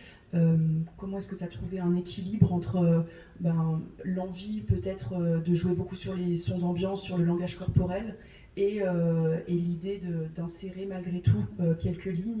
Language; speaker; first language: French; native; French